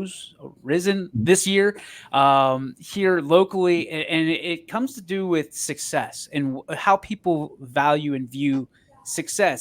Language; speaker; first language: English; native; English